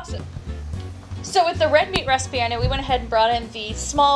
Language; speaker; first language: English; native; English